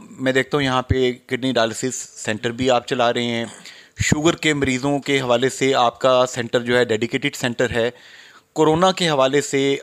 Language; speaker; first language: Urdu; non-native, local second language; Pahari-Potwari